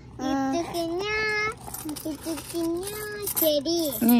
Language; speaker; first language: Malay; non-native, learner; Japanese